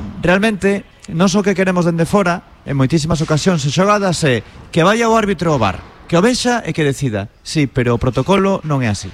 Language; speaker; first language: Galician; native; Galician